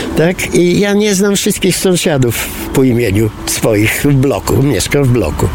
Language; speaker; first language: Polish; non-native, fluent; Bulgarian